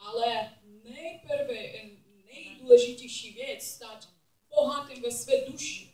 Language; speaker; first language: Czech; non-native, learner; English